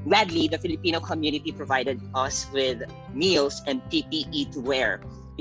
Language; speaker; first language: English; non-native, local second language; Filipino